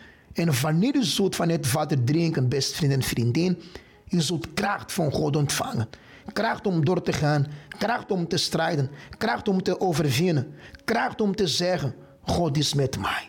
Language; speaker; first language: Dutch; non-native, fluent; Portuguese